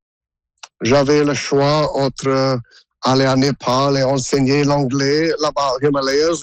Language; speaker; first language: French; non-native, local second language; English